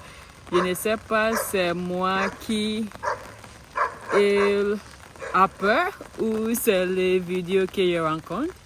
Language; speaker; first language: French; non-native, learner; English